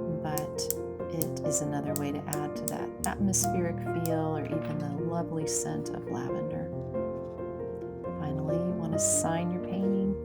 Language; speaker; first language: English; native; English